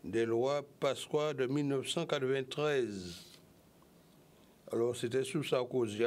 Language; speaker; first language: French; native; French